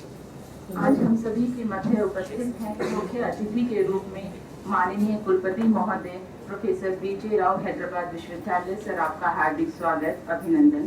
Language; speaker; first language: Hindi; native; Hindi